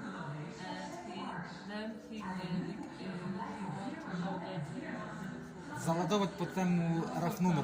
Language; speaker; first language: English; non-native, learner; Ukrainian